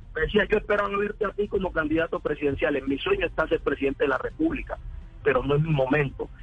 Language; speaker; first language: Spanish; native; Spanish